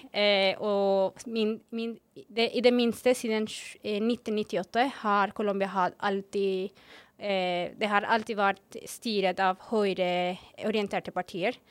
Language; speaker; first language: Norwegian; non-native, fluent; Spanish